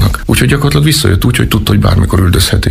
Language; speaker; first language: Hungarian; native; Hungarian